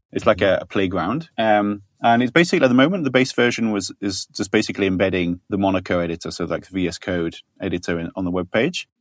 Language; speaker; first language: English; native; English